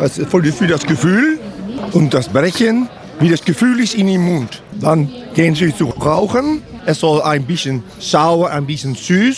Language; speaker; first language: German; non-native, learner; Dutch